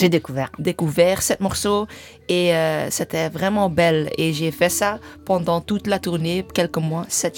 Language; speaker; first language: French; non-native, learner; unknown